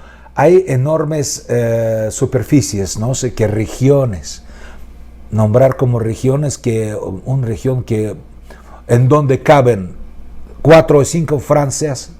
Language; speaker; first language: Spanish; non-native, fluent; Russian